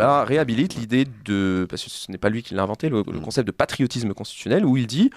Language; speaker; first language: French; native; French